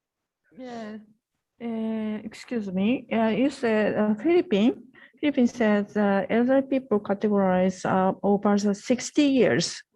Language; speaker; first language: English; non-native, learner; Japanese